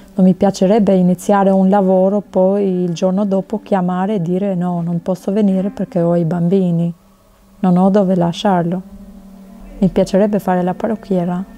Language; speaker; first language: Italian; non-native, fluent; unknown